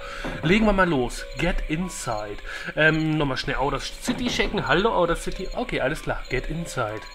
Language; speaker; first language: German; native; German